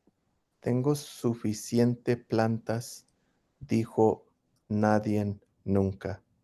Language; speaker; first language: Spanish; early bilingual, heritage; English